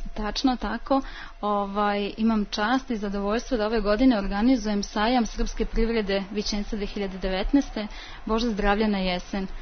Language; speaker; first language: Serbian; early bilingual, heritage; Serbian